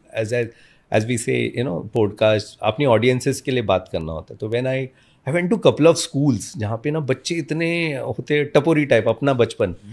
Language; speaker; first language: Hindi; non-native, local second language; Malayalam